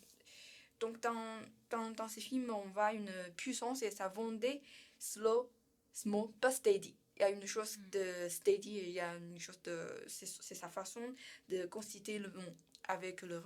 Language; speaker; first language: French; non-native, learner; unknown